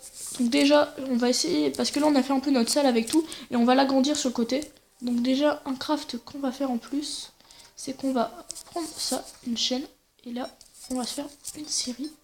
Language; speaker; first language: French; native; French